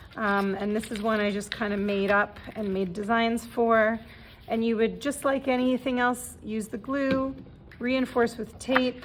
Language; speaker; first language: English; native; English